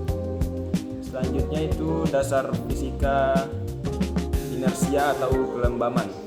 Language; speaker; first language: Indonesian; native; Indonesian